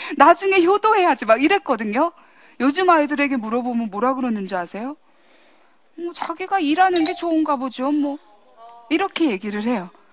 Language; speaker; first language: Korean; early bilingual, heritage; English